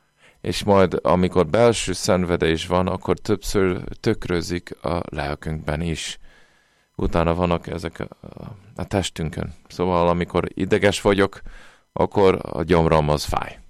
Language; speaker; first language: Hungarian; non-native, fluent; English